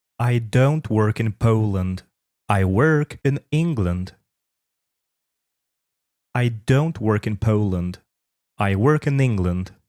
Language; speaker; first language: English; non-native, fluent; Polish